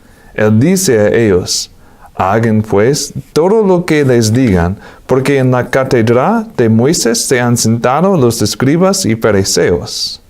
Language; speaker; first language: Spanish; non-native, fluent; English